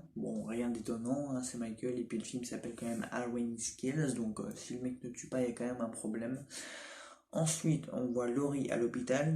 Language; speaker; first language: French; native; French